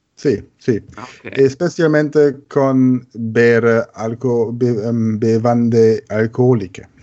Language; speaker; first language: Italian; non-native, learner; German